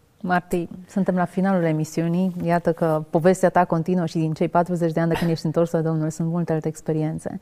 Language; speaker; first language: Romanian; native; Romanian